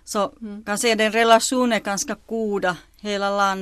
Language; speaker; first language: Swedish; non-native, local second language; Finnish